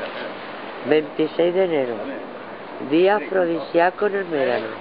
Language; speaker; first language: Spanish; native; Spanish